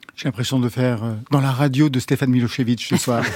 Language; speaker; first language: French; native; French